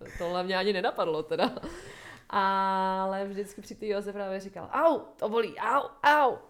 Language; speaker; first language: Czech; native; Czech